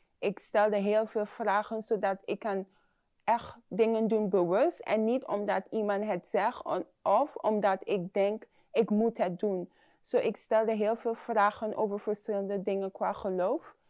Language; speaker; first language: Dutch; non-native, fluent; English